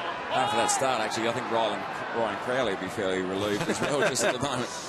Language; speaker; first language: English; native; English